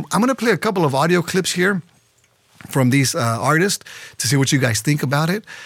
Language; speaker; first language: English; early bilingual, other home language; Spanish